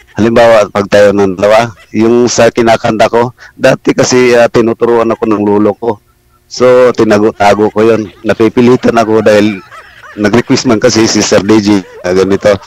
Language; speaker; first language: Filipino; non-native, local second language; Cebuano